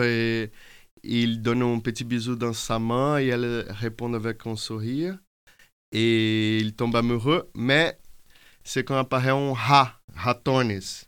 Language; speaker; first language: French; non-native, fluent; Portuguese